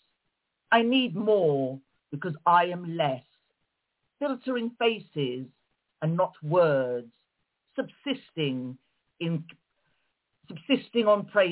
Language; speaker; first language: English; native; English